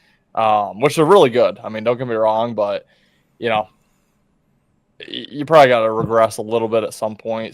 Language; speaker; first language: English; native; English